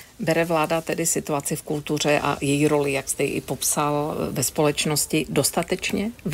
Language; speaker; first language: Czech; native; Czech